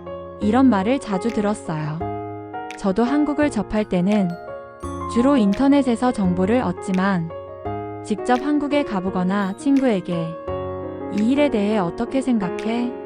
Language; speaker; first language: Korean; non-native, fluent; Japanese